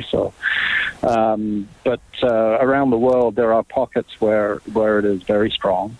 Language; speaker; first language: English; native; English